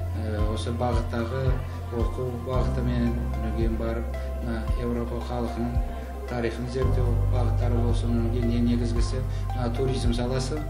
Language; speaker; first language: Kazakh; native; Kazakh